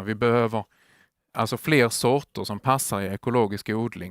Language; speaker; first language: Swedish; native; Swedish